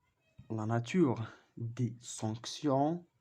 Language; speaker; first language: French; non-native, local second language; Arabic